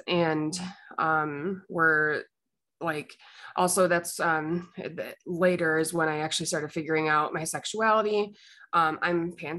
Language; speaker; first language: English; native; English